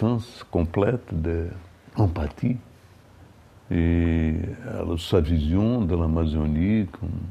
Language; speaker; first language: French; non-native, fluent; Portuguese